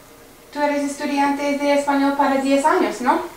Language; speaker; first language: Spanish; non-native, learner; English